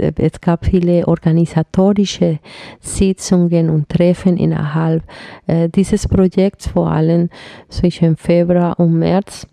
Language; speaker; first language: German; non-native, fluent; Spanish